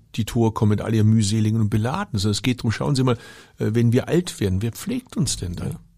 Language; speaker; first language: German; native; German